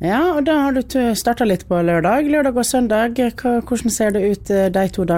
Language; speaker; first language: Norwegian; native; Norwegian